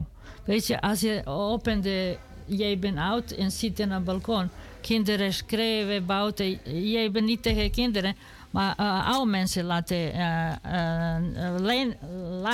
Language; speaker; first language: Dutch; non-native, learner; Serbian